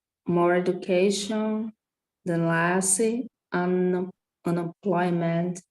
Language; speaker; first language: English; non-native, learner; Portuguese